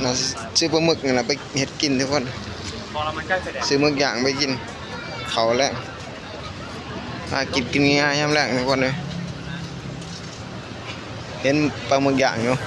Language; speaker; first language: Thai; non-native, local second language; Lao